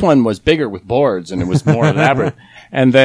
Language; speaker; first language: English; native; English